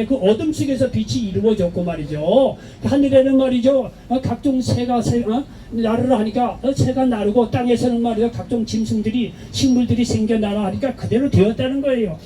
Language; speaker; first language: Korean; native; Korean